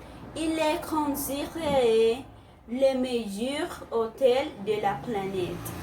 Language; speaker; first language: French; non-native, learner; Spanish